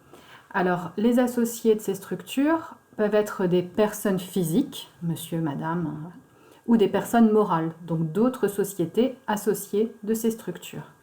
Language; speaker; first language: French; native; French